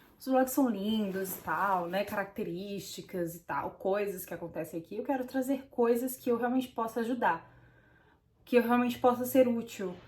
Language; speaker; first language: Portuguese; native; Portuguese